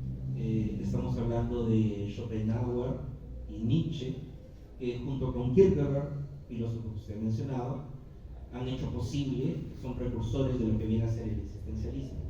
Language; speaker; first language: Spanish; native; Spanish